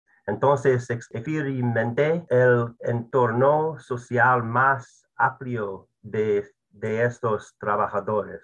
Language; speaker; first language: Spanish; non-native, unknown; English